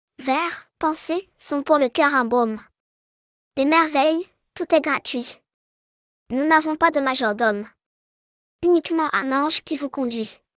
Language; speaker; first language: French; non-native, local second language; Arabic